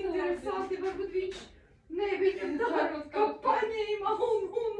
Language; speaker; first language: Latvian; non-native, local second language; Russian